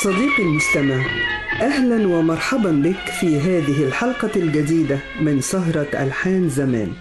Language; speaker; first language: Arabic; native; Arabic